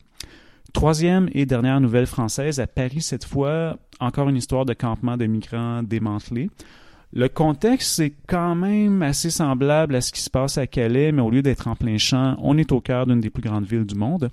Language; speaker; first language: French; native; French